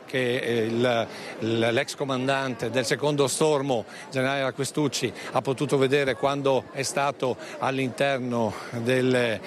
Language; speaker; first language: Italian; native; Italian